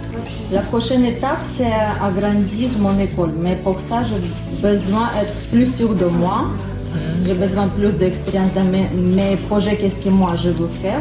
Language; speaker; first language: French; non-native, learner; Russian